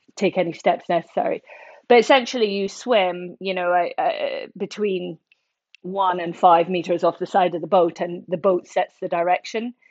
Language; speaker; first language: English; native; English